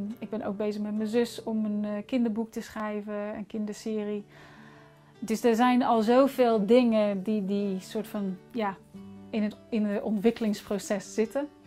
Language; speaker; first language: Dutch; non-native, fluent; English